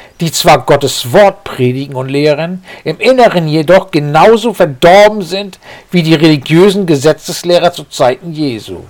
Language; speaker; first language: German; native; German